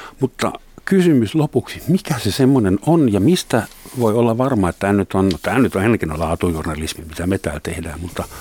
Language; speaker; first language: Finnish; non-native, fluent; German